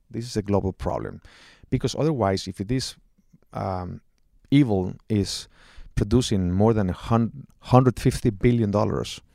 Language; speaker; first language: English; non-native, fluent; Spanish